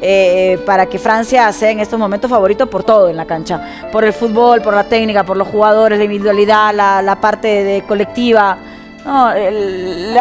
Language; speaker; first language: Spanish; native; Spanish